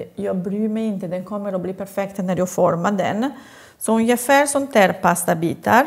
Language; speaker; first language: Swedish; non-native, fluent; Italian